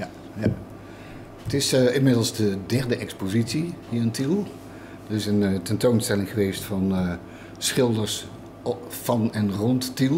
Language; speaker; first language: Dutch; native; Dutch